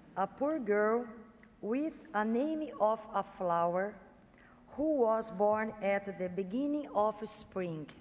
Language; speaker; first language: English; non-native, fluent; Portuguese